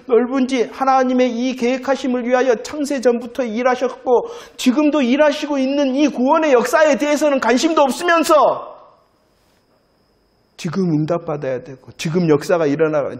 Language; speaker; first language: Korean; native; Korean